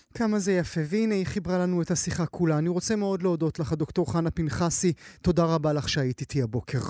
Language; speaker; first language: Hebrew; native; Hebrew